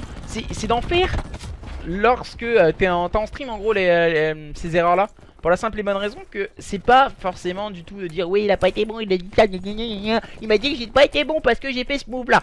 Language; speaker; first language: French; native; French